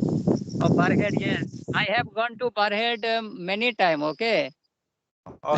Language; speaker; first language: English; non-native, learner; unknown